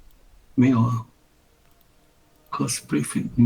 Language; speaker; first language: English; non-native, learner; Chinese